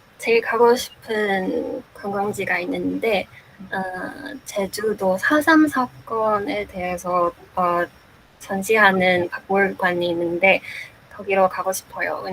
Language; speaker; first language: Korean; non-native, fluent; Chinese